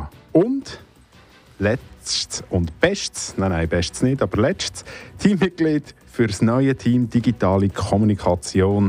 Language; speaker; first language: German; native; German